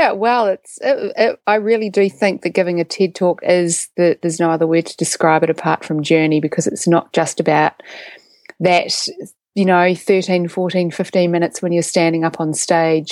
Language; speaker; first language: English; native; English